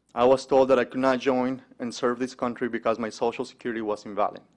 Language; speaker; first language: English; early bilingual, other home language; Spanish